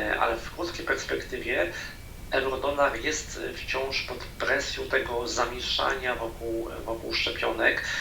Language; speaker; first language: Polish; native; Polish